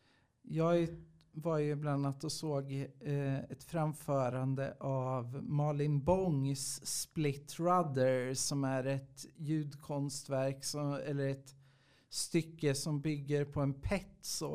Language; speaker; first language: Swedish; native; Swedish